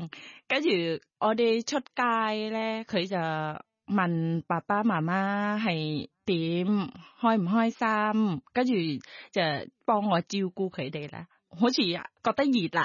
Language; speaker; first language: Cantonese; non-native, learner; Thai